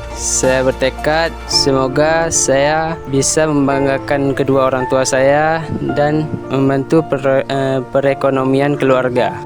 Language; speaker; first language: Indonesian; non-native, local second language; Achinese